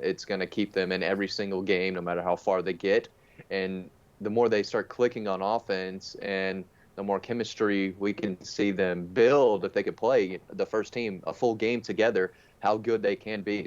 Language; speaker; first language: English; native; English